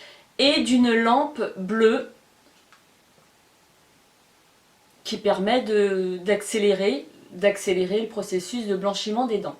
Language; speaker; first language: French; native; French